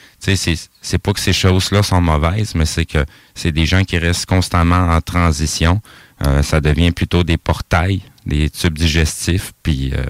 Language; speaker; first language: French; native; French